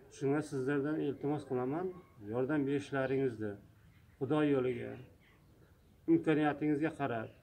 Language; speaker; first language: Uzbek; native; Uzbek